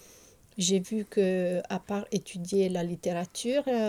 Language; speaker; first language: French; non-native, fluent; Italian